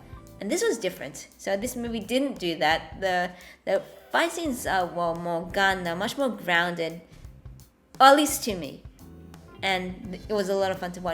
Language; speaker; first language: English; native; English